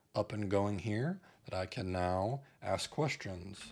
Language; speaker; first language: English; native; English